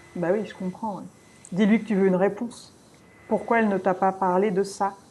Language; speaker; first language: French; native; French